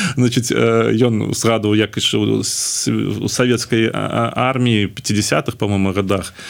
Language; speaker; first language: Belarusian; non-native, local second language; Russian